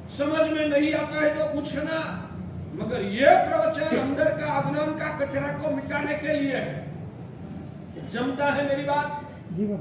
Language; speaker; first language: Hindi; non-native, local second language; Gujarati